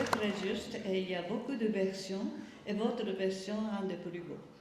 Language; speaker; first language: French; non-native, learner; Japanese